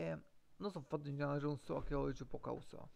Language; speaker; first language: Portuguese; non-native, learner; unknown